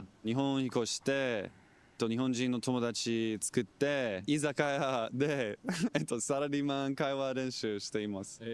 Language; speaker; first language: Japanese; non-native, learner; English